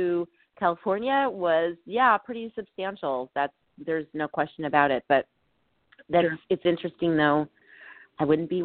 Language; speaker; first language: English; native; English